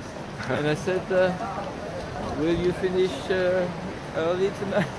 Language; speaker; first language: English; non-native, learner; French